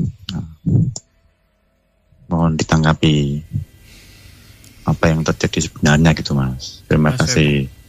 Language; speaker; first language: Indonesian; non-native, local second language; Javanese